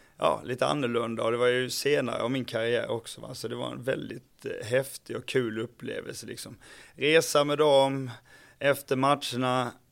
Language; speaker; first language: Swedish; native; Swedish